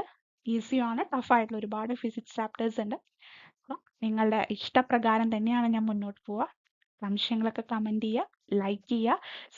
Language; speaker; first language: Malayalam; native; Malayalam